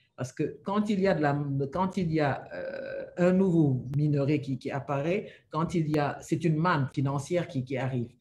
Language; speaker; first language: French; non-native, local second language; Wolof